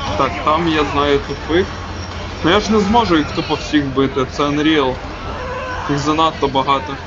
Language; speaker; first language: Ukrainian; non-native, local second language; Russian